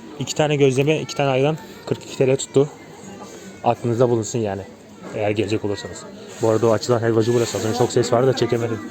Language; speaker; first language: Turkish; native; Turkish